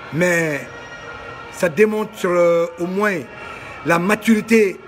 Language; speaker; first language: French; non-native, local second language; Bambara